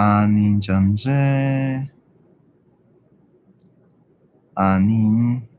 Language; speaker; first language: Korean; non-native, learner; English